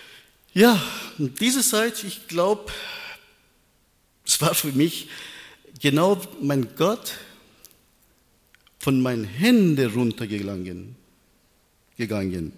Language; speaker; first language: German; non-native, learner; Persian